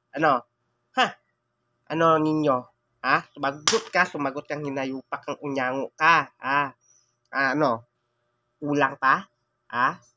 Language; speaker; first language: Filipino; non-native, local second language; Cebuano